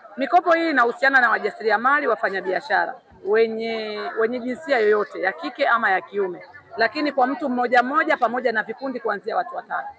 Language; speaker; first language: Swahili; native; Swahili